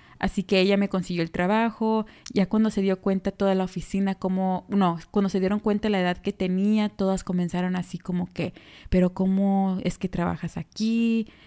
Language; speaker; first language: Spanish; early bilingual, heritage; Spanish